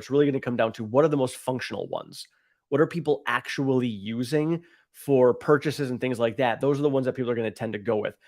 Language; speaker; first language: English; native; English